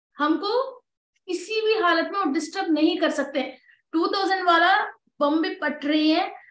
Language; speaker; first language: Hindi; non-native, local second language; Telugu